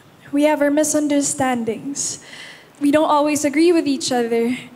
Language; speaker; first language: English; non-native, local second language; Filipino